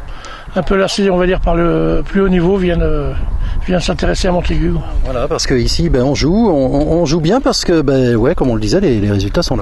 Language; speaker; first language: French; native; French